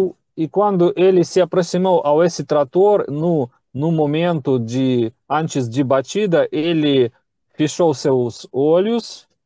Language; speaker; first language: Portuguese; non-native, learner; Russian